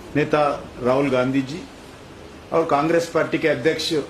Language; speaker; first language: Hindi; non-native, local second language; Telugu